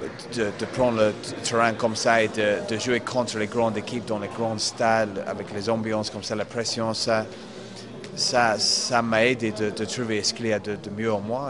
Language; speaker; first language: French; non-native, fluent; English